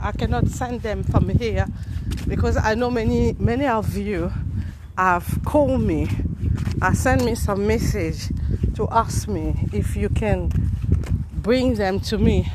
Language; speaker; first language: English; non-native, fluent; Haitian Creole